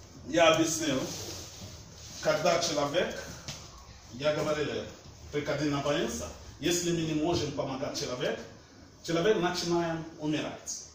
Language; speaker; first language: Russian; non-native, learner; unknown